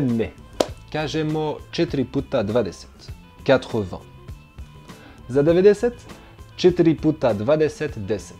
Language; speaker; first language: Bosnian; non-native, learner; French